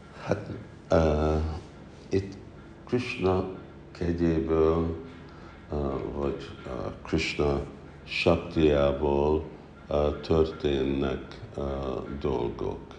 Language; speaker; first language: Hungarian; early bilingual, heritage; Hungarian